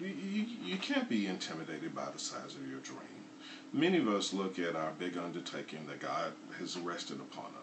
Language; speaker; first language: English; native; English